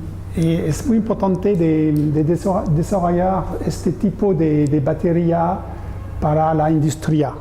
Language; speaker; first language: Spanish; non-native, learner; French